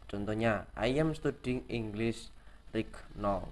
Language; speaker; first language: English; non-native, learner; Indonesian